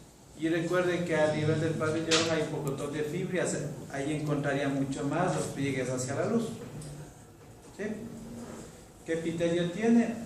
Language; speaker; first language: Spanish; native; Spanish